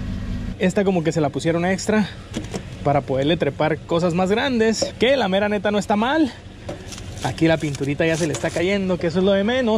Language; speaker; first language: Spanish; native; Spanish